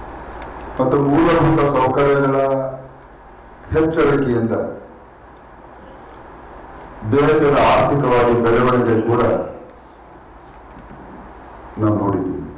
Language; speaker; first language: Kannada; native; Kannada